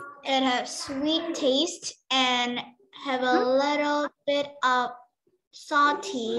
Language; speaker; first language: English; non-native, learner; Vietnamese